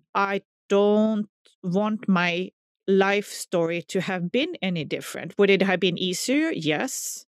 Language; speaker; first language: English; non-native, fluent; Swedish